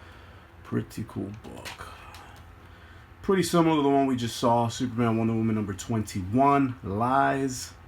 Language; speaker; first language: English; native; English